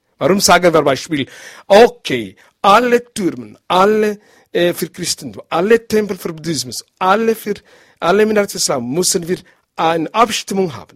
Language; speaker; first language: German; non-native, learner; Arabic